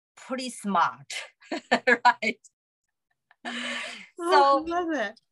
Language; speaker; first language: English; non-native, fluent; Chinese